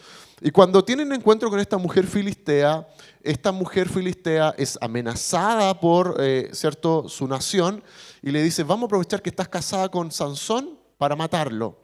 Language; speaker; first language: Spanish; native; Spanish